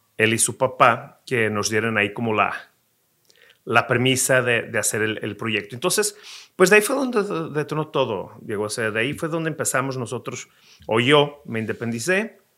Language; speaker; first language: Spanish; non-native, fluent; Portuguese